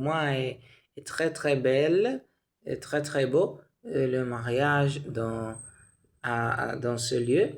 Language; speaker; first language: French; non-native, learner; Spanish